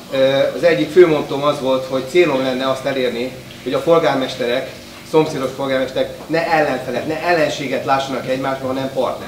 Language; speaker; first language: Hungarian; native; Hungarian